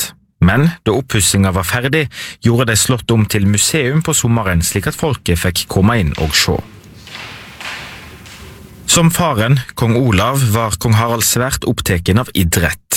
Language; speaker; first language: Norwegian; native; Norwegian